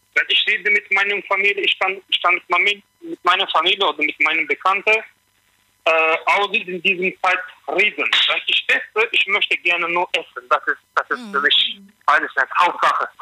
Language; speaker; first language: German; non-native, learner; Turkish